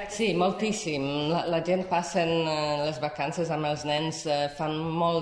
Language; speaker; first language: Catalan; non-native, fluent; Polish